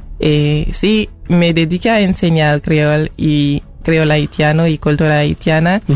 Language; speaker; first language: Spanish; non-native, fluent; Haitian Creole